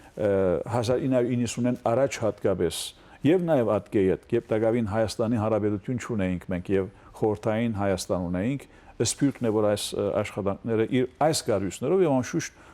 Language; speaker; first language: Armenian; early bilingual, heritage; Armenian